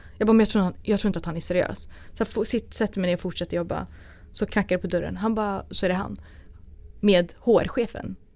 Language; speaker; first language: Swedish; early bilingual, other home language; Turoyo